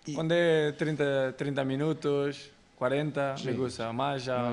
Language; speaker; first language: Spanish; non-native, fluent; Portuguese